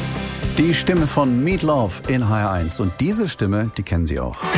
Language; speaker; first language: German; native; German